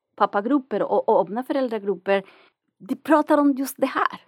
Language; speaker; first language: Swedish; non-native, fluent; Spanish